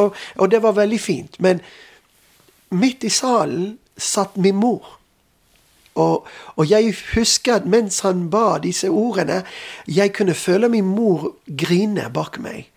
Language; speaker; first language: Norwegian; non-native, fluent; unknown